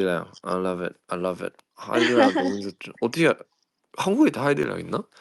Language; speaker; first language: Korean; early bilingual, heritage; Korean